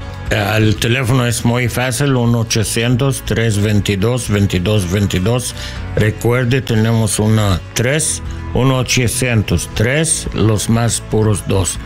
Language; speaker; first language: Spanish; non-native, learner; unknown